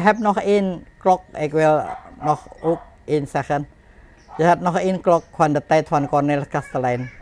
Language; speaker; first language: Dutch; non-native, fluent; Indonesian